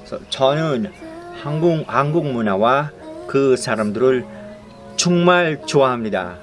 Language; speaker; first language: Korean; non-native, fluent; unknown